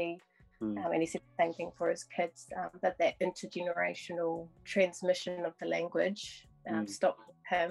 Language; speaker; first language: English; native; English